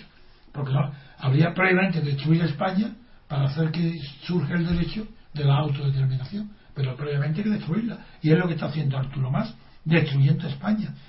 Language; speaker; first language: Spanish; native; Spanish